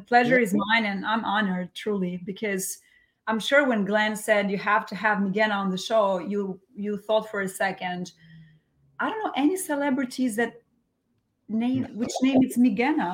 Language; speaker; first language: English; non-native, fluent; Albanian